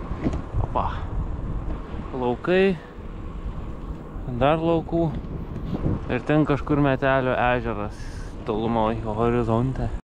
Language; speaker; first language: Lithuanian; native; Lithuanian